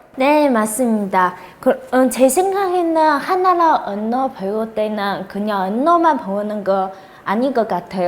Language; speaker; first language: Korean; non-native, fluent; Chinese